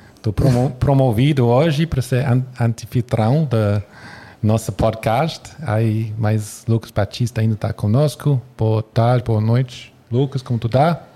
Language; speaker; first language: Portuguese; non-native, fluent; English